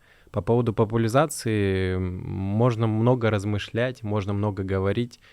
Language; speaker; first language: Russian; native; Russian